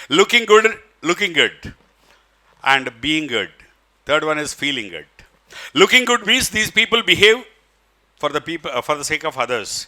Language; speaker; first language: Telugu; native; Telugu